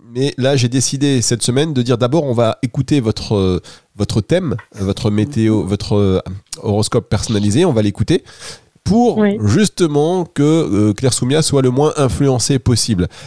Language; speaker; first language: French; native; French